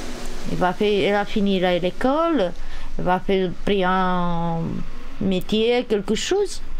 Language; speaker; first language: French; non-native, learner; Romanian